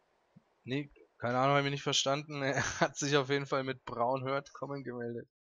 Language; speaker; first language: German; native; German